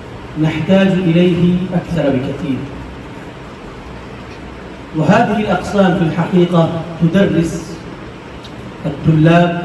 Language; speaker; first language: Arabic; non-native, fluent; Bangla